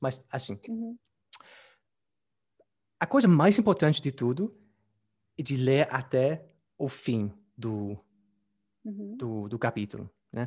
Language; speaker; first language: Portuguese; non-native, fluent; English